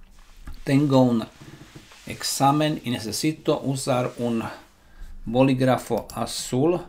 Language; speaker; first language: Spanish; non-native, learner; Slovak